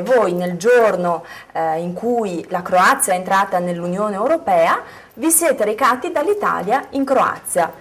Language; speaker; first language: Italian; native; Italian